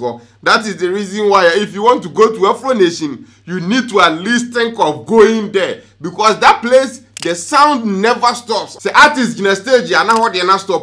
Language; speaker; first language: English; non-native, local second language; Akan